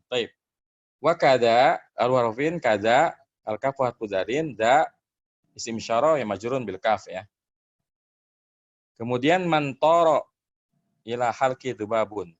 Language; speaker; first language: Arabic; non-native, fluent; Indonesian